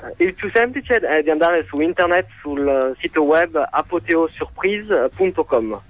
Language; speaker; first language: Italian; non-native, fluent; French